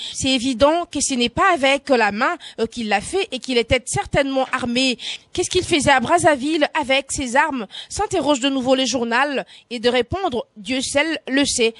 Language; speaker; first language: French; non-native, local second language; Lingala